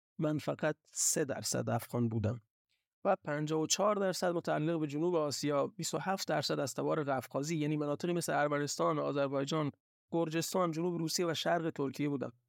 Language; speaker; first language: Persian; non-native, local second language; Baluchi